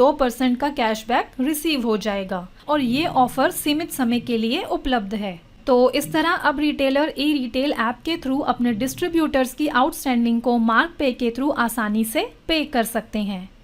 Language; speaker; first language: Hindi; native; Hindi